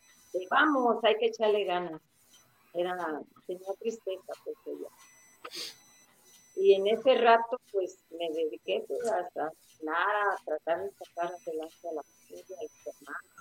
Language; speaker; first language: Spanish; native; Spanish